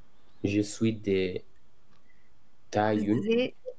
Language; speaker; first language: French; non-native, learner; English